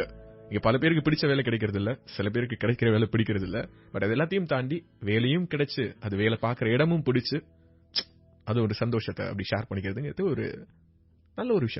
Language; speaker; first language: Tamil; native; Tamil